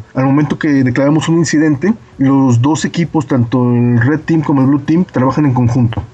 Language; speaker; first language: Spanish; native; Spanish